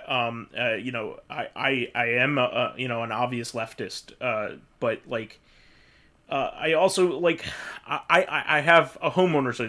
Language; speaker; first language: English; native; English